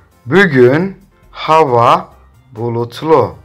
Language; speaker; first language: Turkish; non-native, fluent; Somali